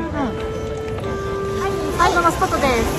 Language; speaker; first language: Japanese; non-native, fluent; German